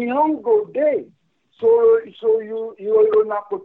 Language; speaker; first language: Japanese; non-native, fluent; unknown